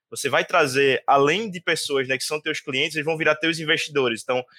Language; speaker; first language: Portuguese; native; Portuguese